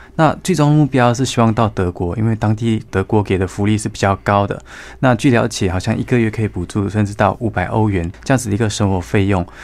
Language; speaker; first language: Chinese; native; Chinese